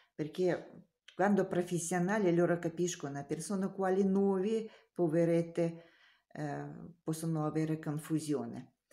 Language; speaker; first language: Italian; non-native, learner; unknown